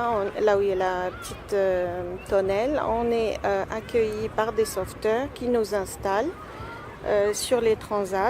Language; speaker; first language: French; native; French